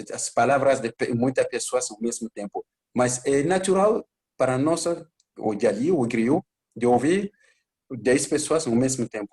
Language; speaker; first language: Portuguese; non-native, learner; Bambara